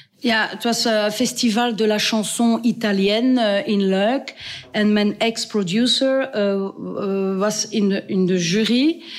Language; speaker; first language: Dutch; non-native, local second language; French